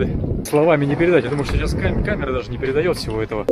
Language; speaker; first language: Russian; native; Russian